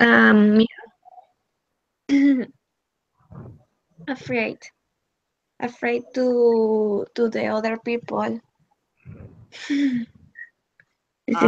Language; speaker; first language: English; non-native, learner; Spanish